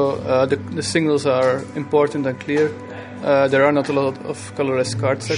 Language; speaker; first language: English; non-native, fluent; Dutch